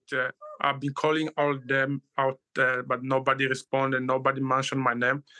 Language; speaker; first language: English; non-native, learner; Luba-Lulua